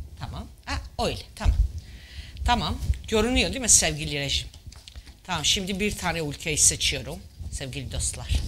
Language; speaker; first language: Turkish; non-native, fluent; Georgian